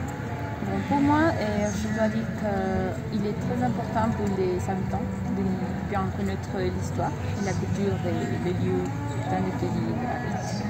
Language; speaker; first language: French; non-native, learner; Spanish